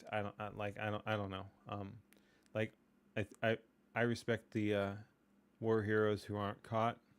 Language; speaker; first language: English; native; English